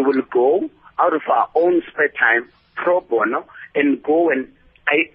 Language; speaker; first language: English; non-native, local second language; Xhosa